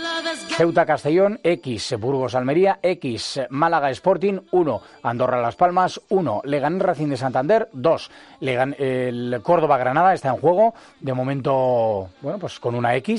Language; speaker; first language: Spanish; native; Spanish